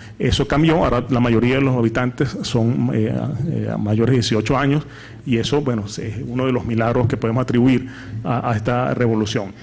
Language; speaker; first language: Spanish; native; Spanish